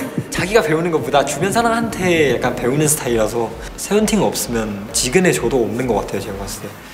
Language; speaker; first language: Korean; non-native, fluent; Chinese